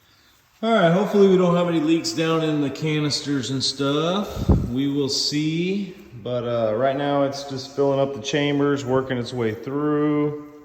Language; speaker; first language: English; native; English